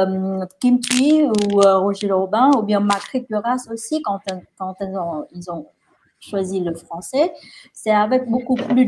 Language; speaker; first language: French; non-native, fluent; Vietnamese